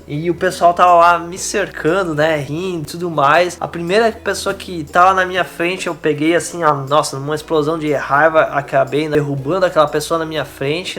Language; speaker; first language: Portuguese; native; Portuguese